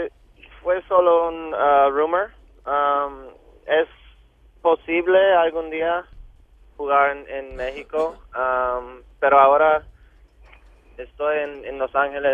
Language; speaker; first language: Spanish; non-native, local second language; English